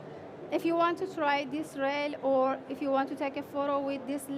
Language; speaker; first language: English; non-native, fluent; Persian